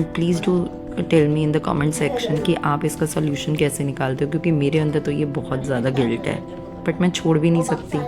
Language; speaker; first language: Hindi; native; Hindi